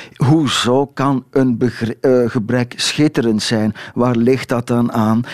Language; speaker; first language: Dutch; native; Dutch